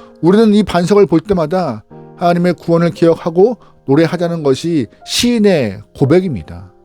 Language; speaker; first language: Korean; native; Korean